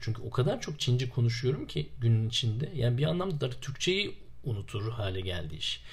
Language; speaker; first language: Turkish; native; Turkish